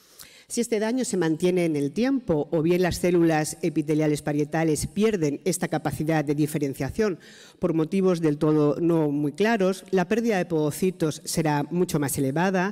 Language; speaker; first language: Spanish; native; Spanish